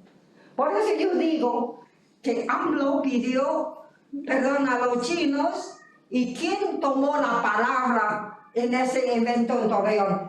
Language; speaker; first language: Spanish; non-native, fluent; Chinese